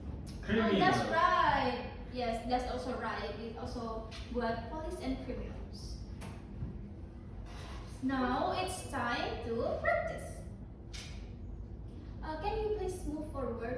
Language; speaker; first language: English; non-native, fluent; Indonesian